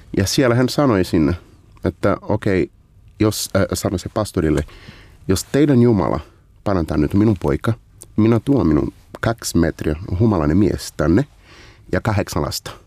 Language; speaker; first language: Finnish; non-native, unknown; Portuguese